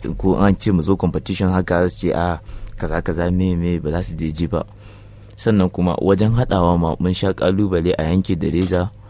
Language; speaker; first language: Hausa; native; Hausa